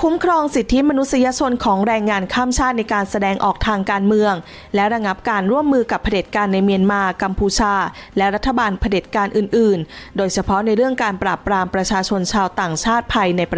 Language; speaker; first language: Thai; native; Thai